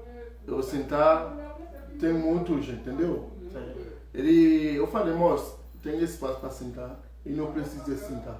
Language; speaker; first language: Portuguese; non-native, learner; Haitian Creole